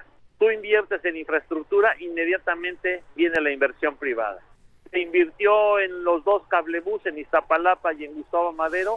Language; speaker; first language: Spanish; native; Spanish